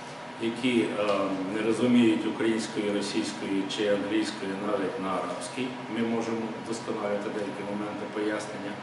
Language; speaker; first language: Ukrainian; native; Ukrainian